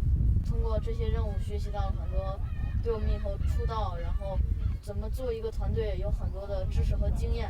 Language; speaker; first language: Chinese; native; Chinese